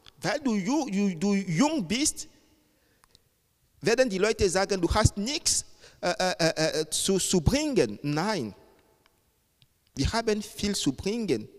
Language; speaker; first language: German; non-native, fluent; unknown